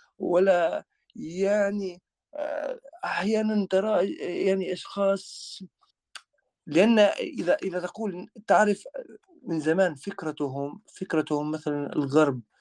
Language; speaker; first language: Arabic; non-native, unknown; Albanian